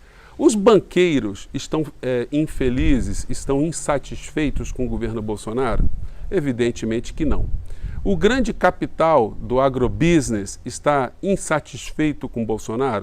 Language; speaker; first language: Portuguese; native; Portuguese